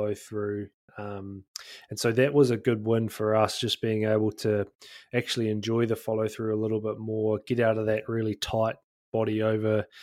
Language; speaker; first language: English; native; English